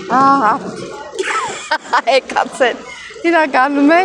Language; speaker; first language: Greek; non-native, learner; Armenian